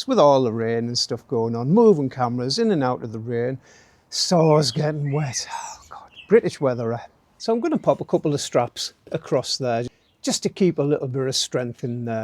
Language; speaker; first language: English; native; English